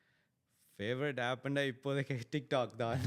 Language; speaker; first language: Tamil; early bilingual, other home language; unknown